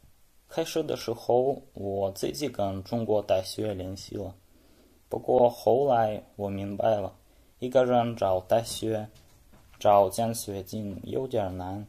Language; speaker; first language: Chinese; non-native, fluent; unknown